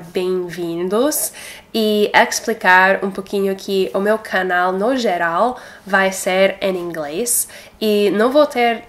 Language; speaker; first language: Portuguese; non-native, fluent; English